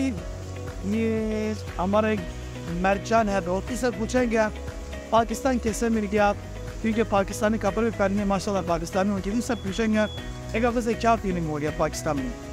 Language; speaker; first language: Hindi; non-native, learner; Turkish